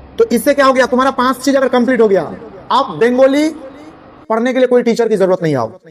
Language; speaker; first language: Hindi; non-native, local second language; Bangla